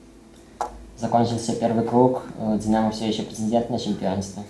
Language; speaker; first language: Russian; native; Russian